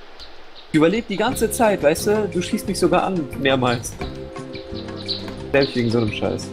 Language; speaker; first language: German; native; German